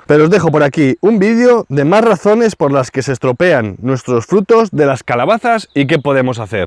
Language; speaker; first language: Spanish; native; Spanish